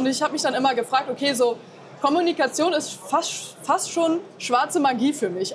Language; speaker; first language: German; native; German